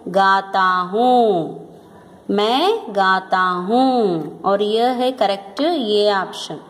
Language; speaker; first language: Hindi; non-native, local second language; Telugu